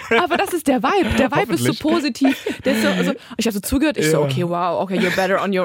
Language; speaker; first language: German; native; German